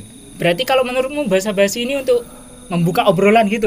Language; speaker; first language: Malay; non-native, local second language; Javanese